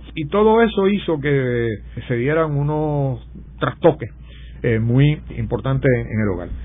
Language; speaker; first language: Spanish; native; Spanish